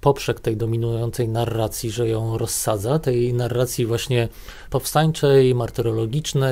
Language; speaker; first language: Polish; native; Polish